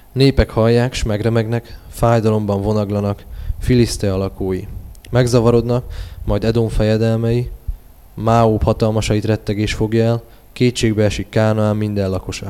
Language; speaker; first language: Hungarian; native; Hungarian